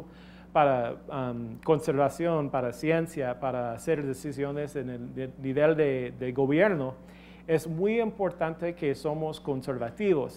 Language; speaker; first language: Spanish; non-native, fluent; English